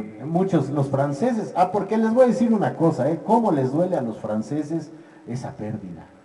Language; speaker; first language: Spanish; native; Spanish